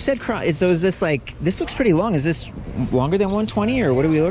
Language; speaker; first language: English; native; English